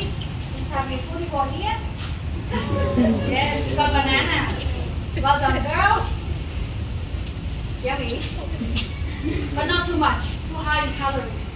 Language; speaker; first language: English; non-native, fluent; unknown